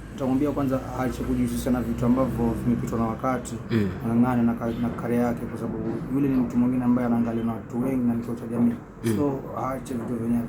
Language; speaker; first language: Swahili; non-native, local second language; Giryama